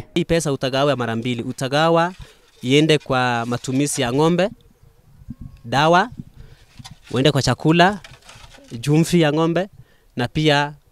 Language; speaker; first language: Swahili; non-native, local second language; Kalenjin